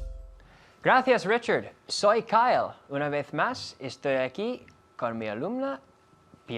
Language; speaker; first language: Spanish; non-native, fluent; English